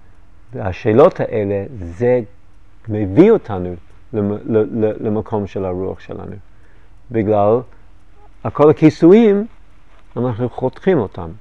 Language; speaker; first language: Hebrew; non-native, fluent; English